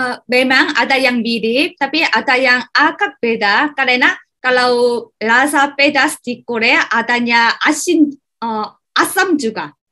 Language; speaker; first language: Indonesian; non-native, learner; Korean